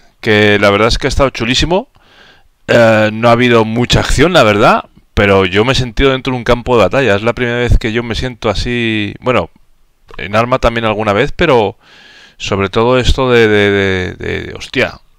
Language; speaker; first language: Spanish; native; Spanish